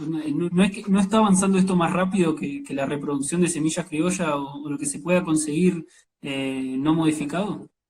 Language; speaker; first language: Spanish; native; Spanish